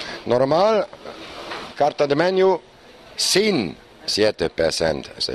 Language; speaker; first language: Spanish; non-native, learner; German